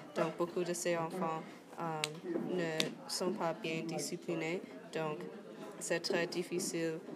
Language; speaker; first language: French; non-native, learner; English